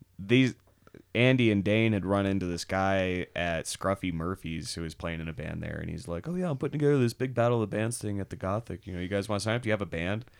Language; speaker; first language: English; native; English